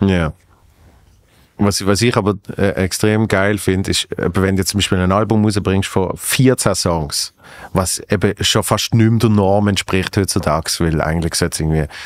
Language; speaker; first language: German; native; German